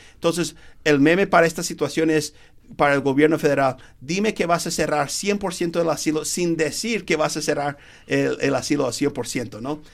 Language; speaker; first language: Spanish; non-native, fluent; English